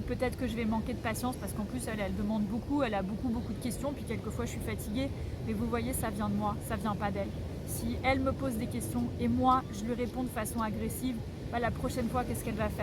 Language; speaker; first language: French; native; French